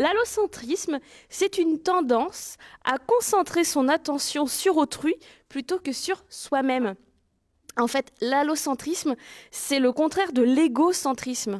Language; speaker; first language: French; native; French